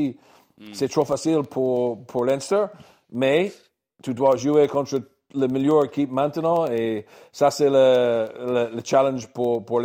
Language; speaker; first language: French; non-native, learner; English